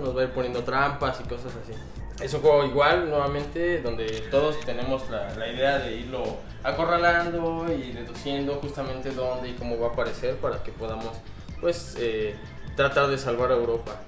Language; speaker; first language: Spanish; native; Spanish